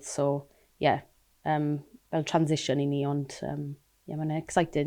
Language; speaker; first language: Welsh; non-native, local second language; English